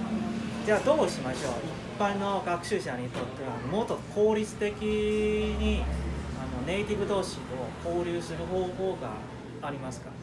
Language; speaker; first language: Japanese; non-native, fluent; Chinese